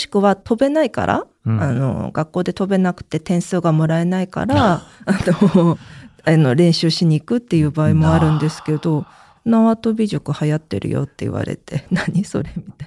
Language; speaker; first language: Japanese; early bilingual, other home language; Korean